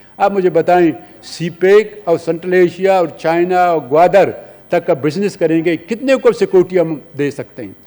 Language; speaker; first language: Urdu; non-native, local second language; Baluchi